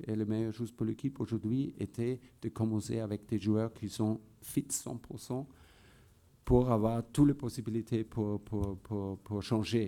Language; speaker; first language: French; non-native, fluent; German